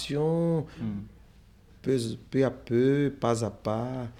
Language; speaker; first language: French; non-native, fluent; Portuguese